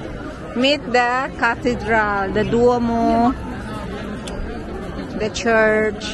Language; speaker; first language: English; non-native, learner; Filipino